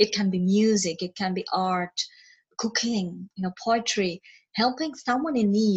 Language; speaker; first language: English; non-native, local second language; Malayalam